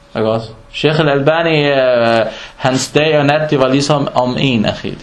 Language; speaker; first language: Danish; non-native, fluent; Arabic